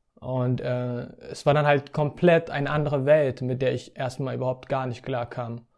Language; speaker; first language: German; early bilingual, other home language; Tigrinya